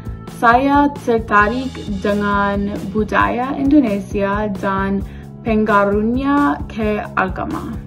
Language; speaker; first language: Indonesian; non-native, learner; English